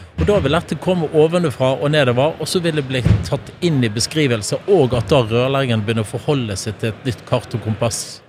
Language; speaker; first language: Norwegian; native; Norwegian